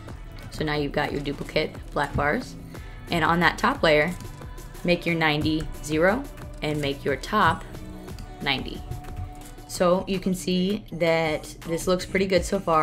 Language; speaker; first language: English; native; English